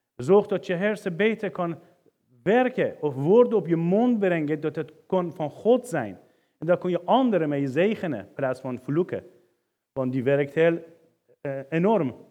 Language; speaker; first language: Dutch; non-native, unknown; Persian